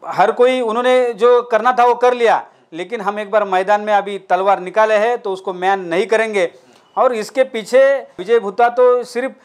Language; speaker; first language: Hindi; non-native, local second language; Marathi